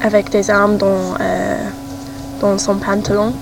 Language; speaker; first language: French; non-native, learner; English